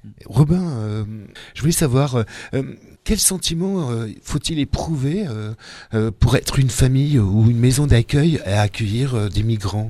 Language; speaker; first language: French; native; French